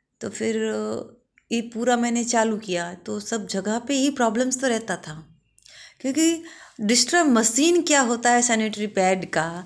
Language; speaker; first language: Hindi; non-native, local second language; Gujarati